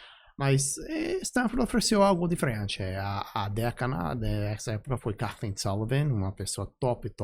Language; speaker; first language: Portuguese; non-native, fluent; English